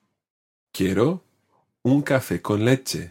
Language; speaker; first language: Spanish; non-native, fluent; English